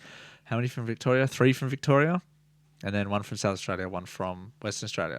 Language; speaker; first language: English; native; English